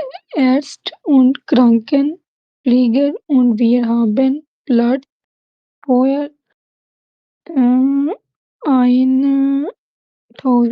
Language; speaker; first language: German; non-native, learner; Urdu